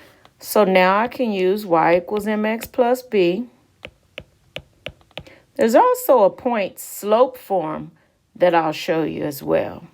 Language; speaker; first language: English; native; English